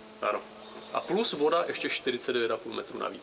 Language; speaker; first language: Czech; native; Czech